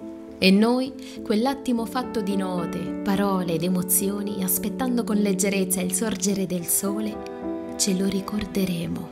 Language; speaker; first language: Italian; native; Italian